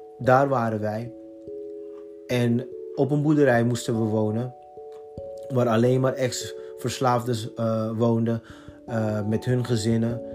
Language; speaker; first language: Dutch; native; Dutch